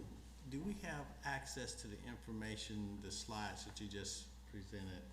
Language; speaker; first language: English; native; English